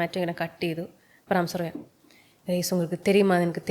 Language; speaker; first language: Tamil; non-native, learner; Malayalam